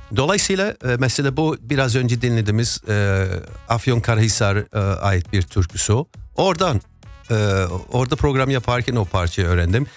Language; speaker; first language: Turkish; non-native, fluent; English